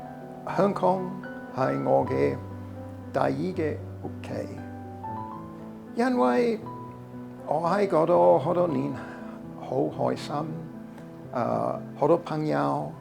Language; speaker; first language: Cantonese; non-native, learner; English